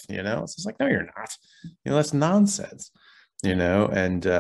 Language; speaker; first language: English; native; English